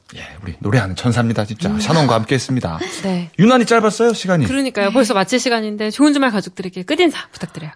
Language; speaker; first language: Korean; early bilingual, heritage; English